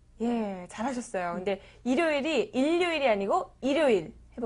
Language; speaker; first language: Korean; native; Korean